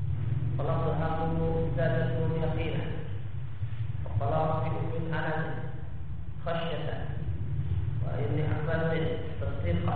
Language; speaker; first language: Arabic; non-native, fluent; Indonesian